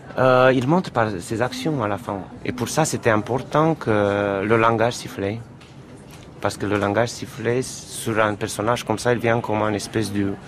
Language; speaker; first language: French; non-native, fluent; Romanian